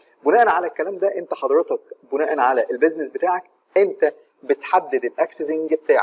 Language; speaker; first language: Arabic; native; Arabic